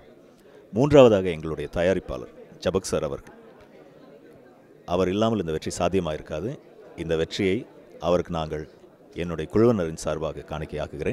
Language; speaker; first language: Tamil; native; Tamil